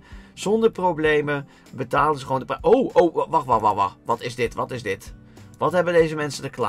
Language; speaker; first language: Dutch; native; Dutch